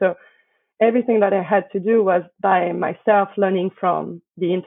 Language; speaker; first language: English; non-native, fluent; French